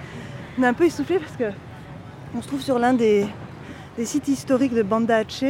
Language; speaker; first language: French; native; French